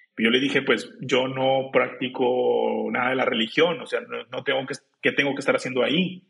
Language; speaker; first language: Spanish; native; Spanish